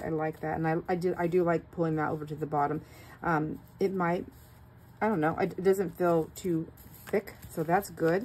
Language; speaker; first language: English; native; English